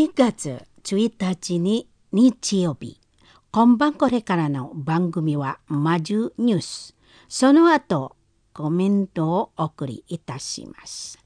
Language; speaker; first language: Japanese; non-native, learner; Indonesian